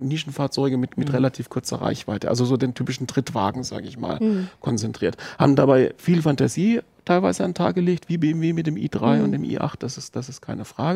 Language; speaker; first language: German; native; German